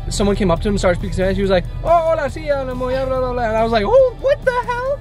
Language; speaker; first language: English; native; English